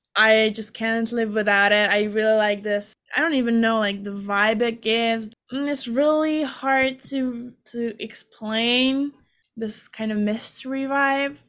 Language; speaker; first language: English; non-native, fluent; Hungarian